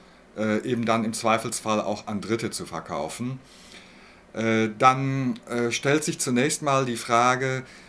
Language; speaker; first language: German; native; German